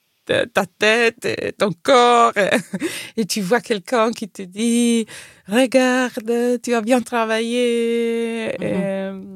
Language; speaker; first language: French; non-native, fluent; Italian